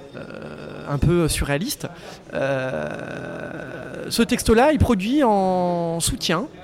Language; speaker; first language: French; native; French